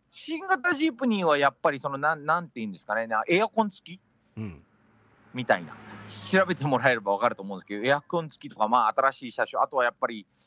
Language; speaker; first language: Japanese; early bilingual, heritage; Japanese